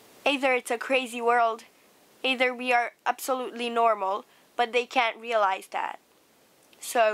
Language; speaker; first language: English; non-native, fluent; Romanian